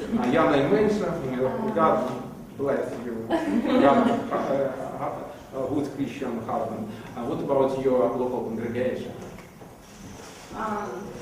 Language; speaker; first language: English; non-native, learner; Ukrainian